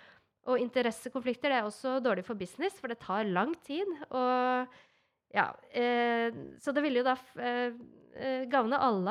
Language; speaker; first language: Norwegian; native; Norwegian